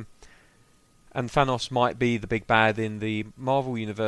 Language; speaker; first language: English; native; English